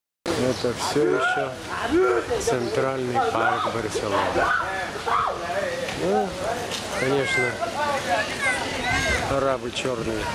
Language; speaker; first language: Russian; non-native, fluent; Lithuanian